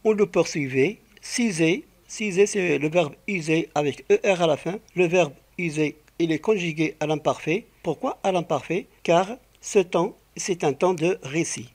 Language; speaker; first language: French; non-native, local second language; Arabic